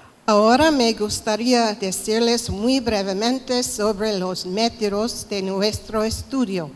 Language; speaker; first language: Spanish; non-native, fluent; English